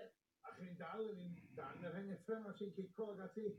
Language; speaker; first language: Welsh; native; Welsh